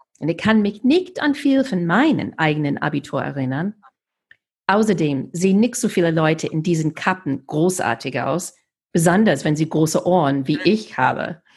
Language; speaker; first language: German; non-native, fluent; English